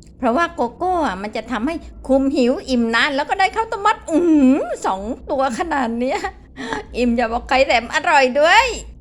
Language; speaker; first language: Thai; native; Thai